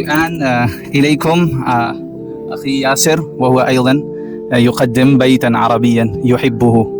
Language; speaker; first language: Arabic; non-native, fluent; Urdu